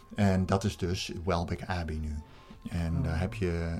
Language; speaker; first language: Dutch; native; Dutch